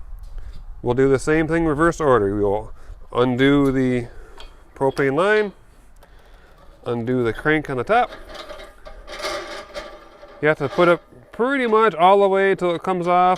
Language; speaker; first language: English; native; English